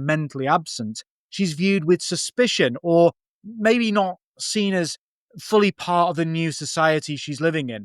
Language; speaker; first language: English; native; English